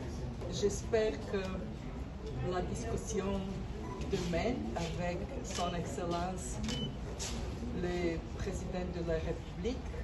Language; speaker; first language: French; non-native, learner; Bulgarian